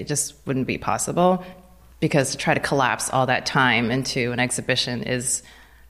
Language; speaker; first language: English; native; English